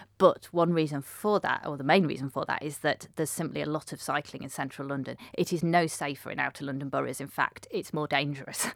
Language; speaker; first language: English; native; English